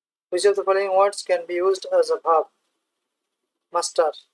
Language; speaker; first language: English; non-native, local second language; Bangla